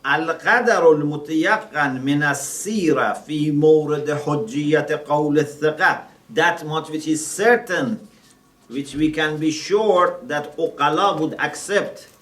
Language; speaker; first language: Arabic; non-native, fluent; Persian